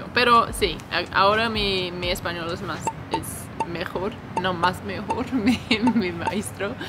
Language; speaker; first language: Spanish; non-native, learner; English